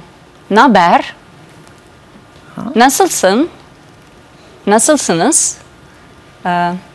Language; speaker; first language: Turkish; non-native, fluent; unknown